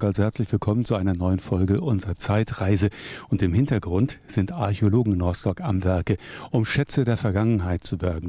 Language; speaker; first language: German; native; German